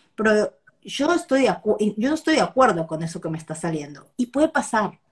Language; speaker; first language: Spanish; native; Spanish